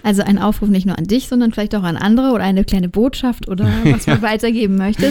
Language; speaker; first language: German; native; German